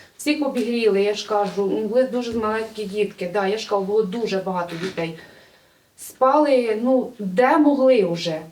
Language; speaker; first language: Ukrainian; native; Ukrainian